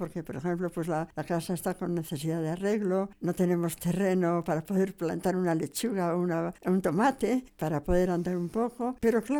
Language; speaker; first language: Spanish; native; Spanish